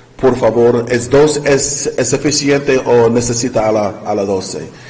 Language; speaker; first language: Spanish; non-native, learner; English